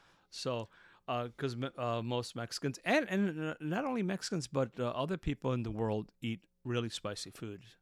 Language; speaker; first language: English; native; English